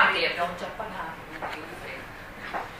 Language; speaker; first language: Italian; native; Italian